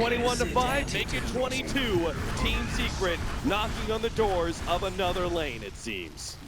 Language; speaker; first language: English; native; English